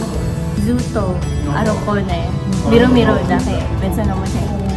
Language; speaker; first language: Japanese; non-native, learner; Filipino